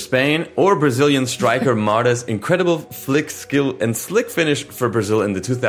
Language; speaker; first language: English; non-native, fluent; Spanish